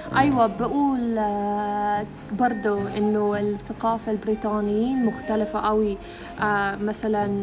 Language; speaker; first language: Arabic; non-native, learner; English